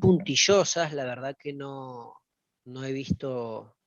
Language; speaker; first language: Spanish; native; Spanish